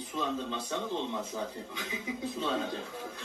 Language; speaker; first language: Turkish; native; Turkish